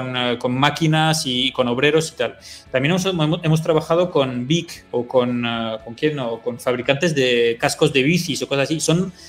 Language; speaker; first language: Spanish; early bilingual, other home language; French